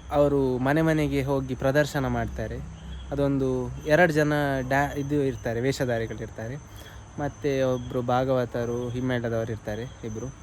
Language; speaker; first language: Kannada; non-native, local second language; Tulu